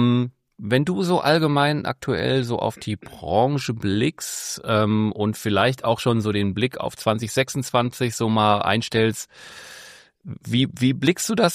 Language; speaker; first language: German; native; German